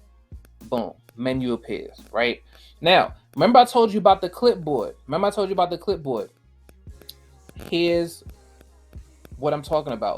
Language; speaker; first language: English; native; English